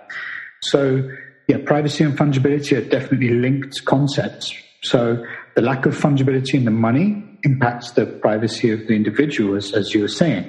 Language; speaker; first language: English; native; English